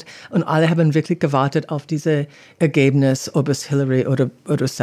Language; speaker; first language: German; non-native, fluent; English